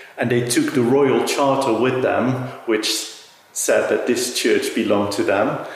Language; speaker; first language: English; non-native, fluent; Dutch